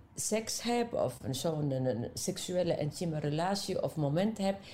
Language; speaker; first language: Dutch; non-native, fluent; Arabic